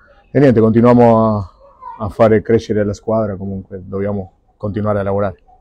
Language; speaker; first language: Italian; non-native, fluent; Spanish